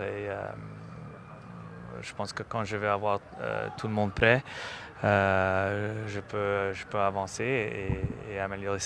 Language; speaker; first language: French; non-native, local second language; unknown